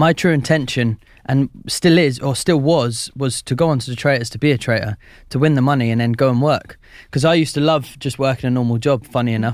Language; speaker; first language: English; native; English